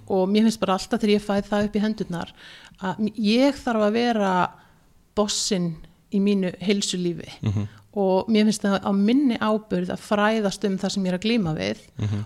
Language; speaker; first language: Icelandic; early bilingual, heritage; Icelandic